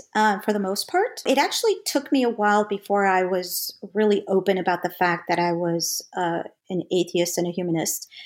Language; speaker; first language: English; native; English